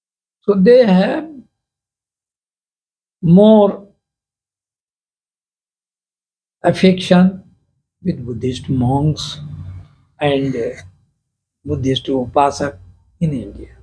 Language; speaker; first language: English; non-native, local second language; Hindi